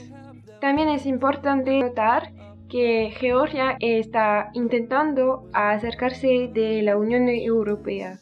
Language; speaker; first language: Spanish; non-native, learner; French